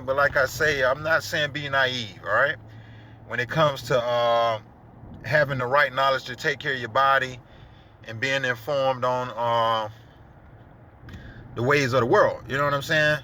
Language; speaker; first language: English; native; English